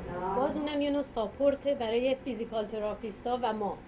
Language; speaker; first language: Persian; native; Persian